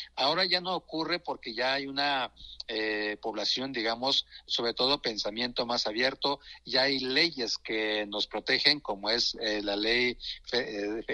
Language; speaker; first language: Spanish; non-native, local second language; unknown